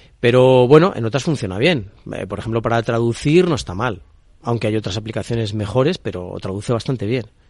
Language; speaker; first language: Spanish; native; Spanish